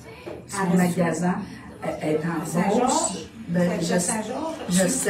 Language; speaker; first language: French; native; French